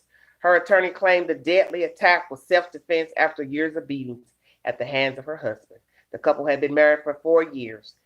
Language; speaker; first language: English; native; English